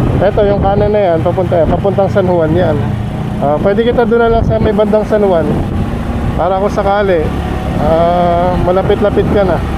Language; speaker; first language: Filipino; native; Filipino